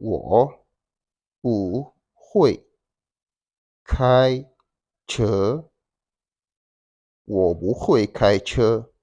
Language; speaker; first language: Chinese; non-native, fluent; Wolof